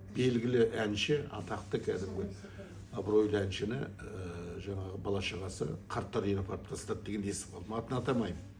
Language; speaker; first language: Kazakh; native; Kazakh